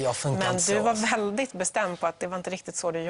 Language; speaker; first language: Swedish; native; Swedish